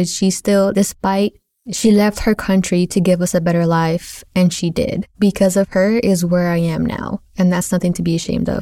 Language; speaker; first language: English; native; English